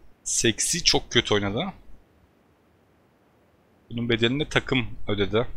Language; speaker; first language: Turkish; native; Turkish